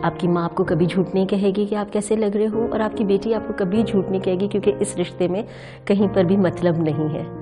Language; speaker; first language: Urdu; native; Urdu